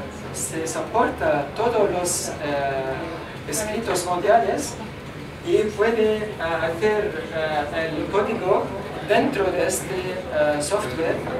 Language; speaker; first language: Spanish; non-native, learner; Arabic